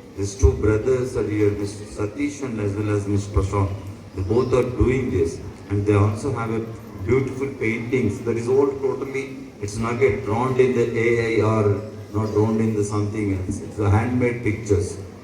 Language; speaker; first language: English; non-native, local second language; Telugu